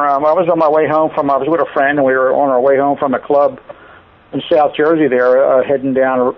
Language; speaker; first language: English; native; English